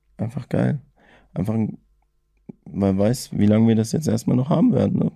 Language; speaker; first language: German; native; German